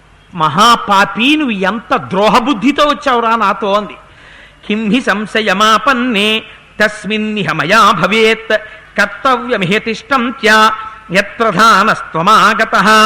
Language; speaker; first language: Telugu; native; Telugu